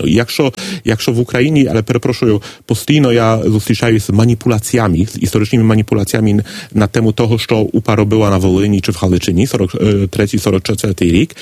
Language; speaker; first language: Polish; non-native, learner; Ukrainian